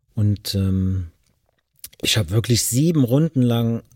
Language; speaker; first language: German; native; German